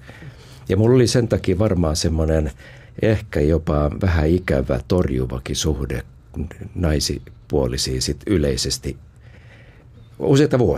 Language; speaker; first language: Finnish; native; Finnish